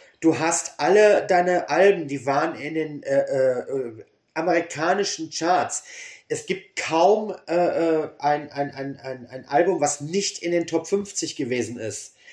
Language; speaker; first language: German; native; German